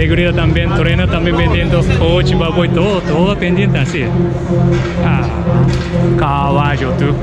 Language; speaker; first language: Spanish; non-native, learner; Japanese